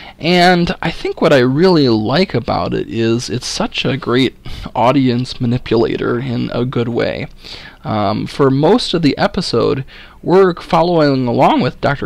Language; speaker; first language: English; native; English